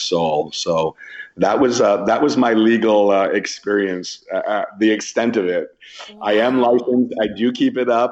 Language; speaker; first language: English; native; English